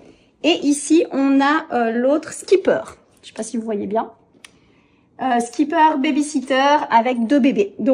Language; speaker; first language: French; native; French